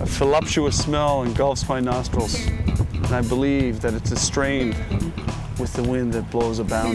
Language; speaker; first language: English; native; English